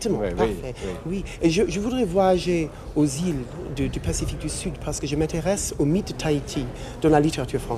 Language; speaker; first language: French; non-native, fluent; English